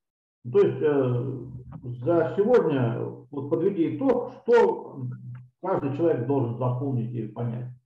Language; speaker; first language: Russian; native; Russian